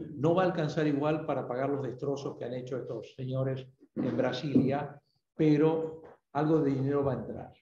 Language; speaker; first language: Spanish; native; Spanish